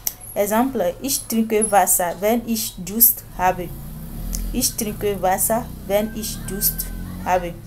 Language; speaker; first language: German; non-native, fluent; French